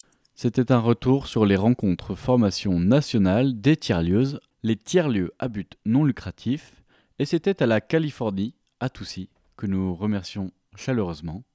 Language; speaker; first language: French; native; French